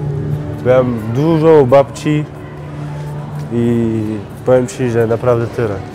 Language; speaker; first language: Polish; early bilingual, heritage; French